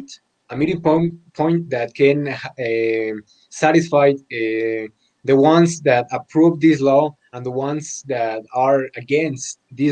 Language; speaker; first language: English; non-native, learner; Spanish